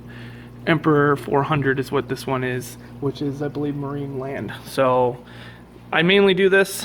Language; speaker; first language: English; native; English